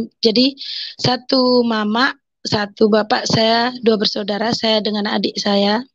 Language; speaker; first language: Indonesian; non-native, local second language; Madurese